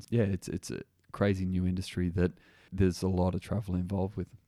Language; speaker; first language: English; native; English